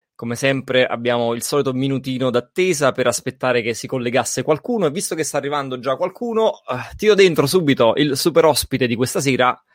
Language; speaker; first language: Italian; native; Italian